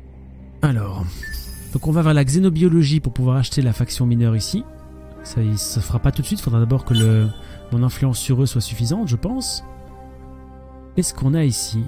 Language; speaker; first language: French; native; French